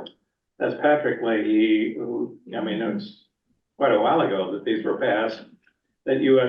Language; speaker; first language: English; native; English